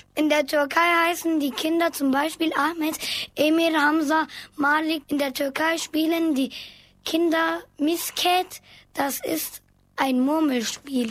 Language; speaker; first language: German; early bilingual, other home language; Turkish